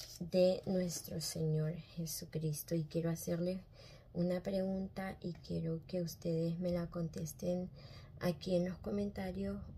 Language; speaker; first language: Spanish; native; Spanish